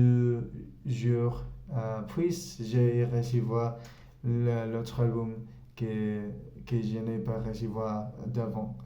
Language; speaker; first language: French; non-native, learner; Spanish